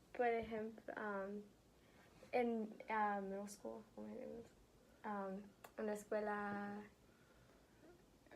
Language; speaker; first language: Spanish; early bilingual, heritage; Spanish